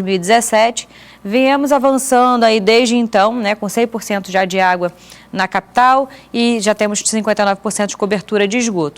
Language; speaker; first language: Portuguese; native; Portuguese